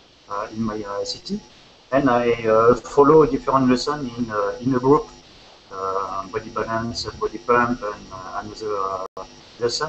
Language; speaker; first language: English; non-native, learner; French